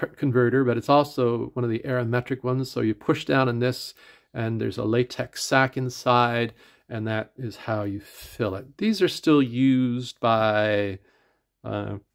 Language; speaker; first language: English; native; English